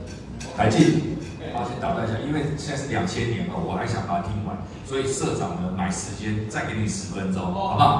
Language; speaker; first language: Chinese; native; Chinese